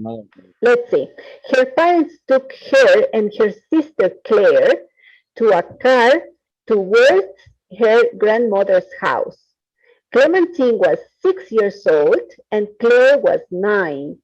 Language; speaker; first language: English; non-native, fluent; Spanish